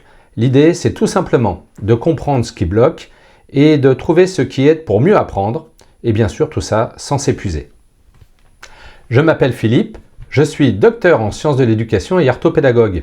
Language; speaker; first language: French; native; French